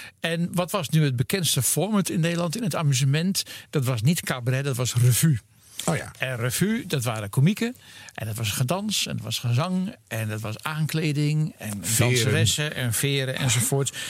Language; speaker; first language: Dutch; native; Dutch